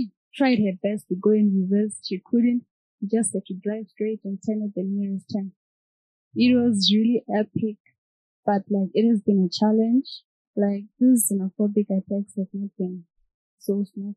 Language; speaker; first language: English; non-native, local second language; Shona